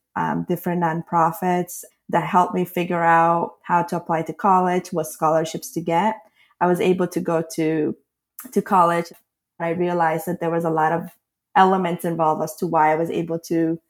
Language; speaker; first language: English; non-native, fluent; Spanish